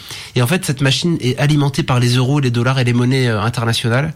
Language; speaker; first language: French; native; French